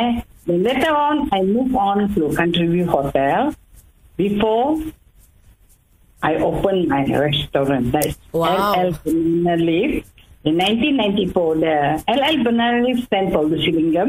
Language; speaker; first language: English; non-native, local second language; Tamil